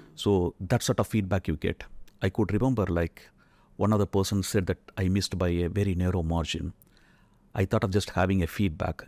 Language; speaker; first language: English; non-native, local second language; Tamil